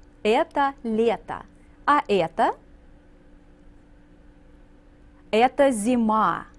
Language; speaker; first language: Russian; non-native, fluent; English